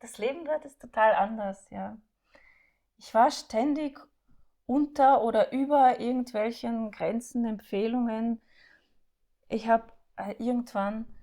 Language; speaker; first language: German; non-native, fluent; Russian